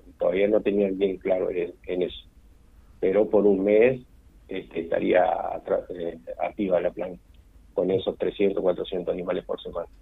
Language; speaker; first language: Spanish; native; Spanish